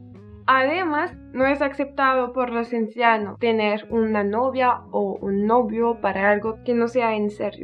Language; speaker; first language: Spanish; non-native, learner; French